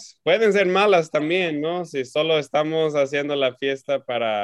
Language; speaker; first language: Spanish; non-native, fluent; English